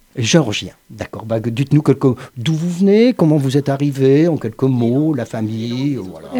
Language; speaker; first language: French; native; French